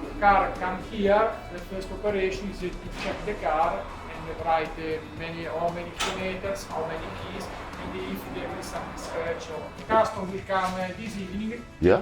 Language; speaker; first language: English; non-native, learner; Italian